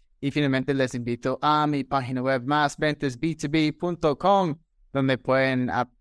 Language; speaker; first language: Spanish; non-native, fluent; English